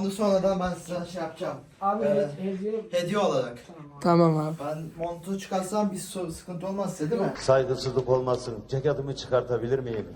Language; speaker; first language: Turkish; native; Turkish